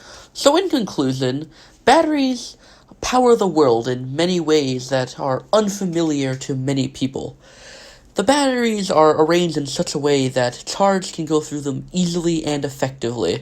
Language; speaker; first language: English; native; English